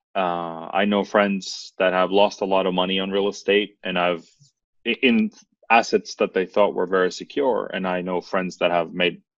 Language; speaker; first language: English; non-native, fluent; Norwegian